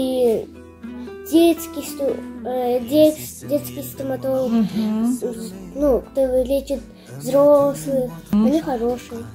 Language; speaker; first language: Russian; non-native, local second language; Kazakh